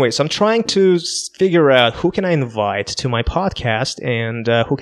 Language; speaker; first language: English; non-native, fluent; Russian